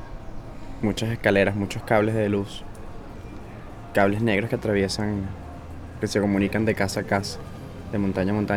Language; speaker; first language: Spanish; native; Spanish